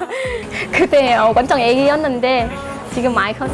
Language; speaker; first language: Korean; non-native, fluent; Vietnamese